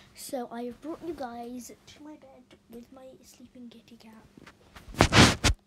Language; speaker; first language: English; native; English